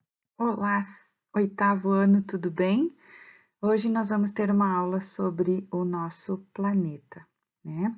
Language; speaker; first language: Portuguese; native; Portuguese